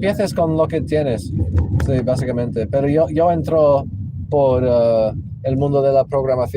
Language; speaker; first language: Spanish; non-native, local second language; English